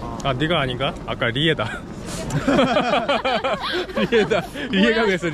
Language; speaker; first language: Korean; native; Korean